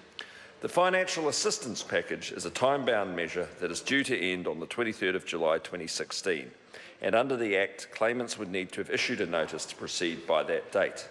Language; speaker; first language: English; native; English